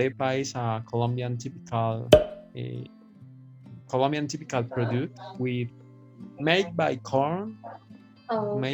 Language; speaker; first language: English; non-native, fluent; Spanish